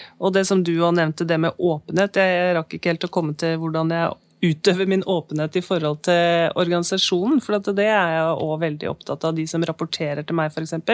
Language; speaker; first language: Norwegian; native; Norwegian